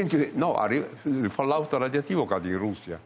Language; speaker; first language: Italian; native; Italian